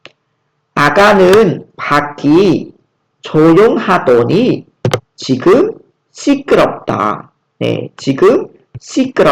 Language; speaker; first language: Korean; non-native, fluent; Khmer